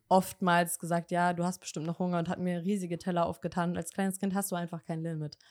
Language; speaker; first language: German; early bilingual, other home language; Bosnian